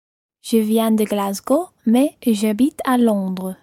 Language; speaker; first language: French; non-native, learner; English